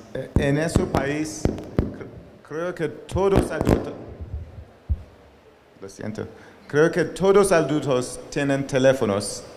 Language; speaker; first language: Spanish; non-native, learner; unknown